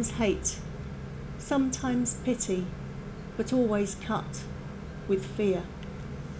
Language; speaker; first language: English; native; English